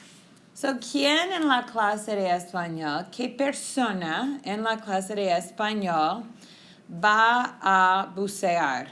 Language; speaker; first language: Spanish; non-native, fluent; English